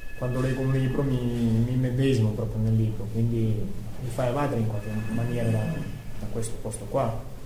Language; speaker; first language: Italian; non-native, fluent; Croatian